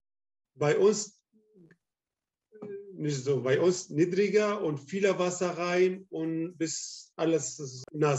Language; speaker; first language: German; non-native, learner; Arabic